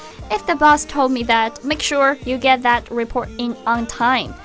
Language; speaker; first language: English; non-native, fluent; Chinese